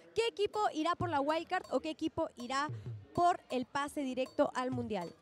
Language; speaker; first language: Spanish; native; Spanish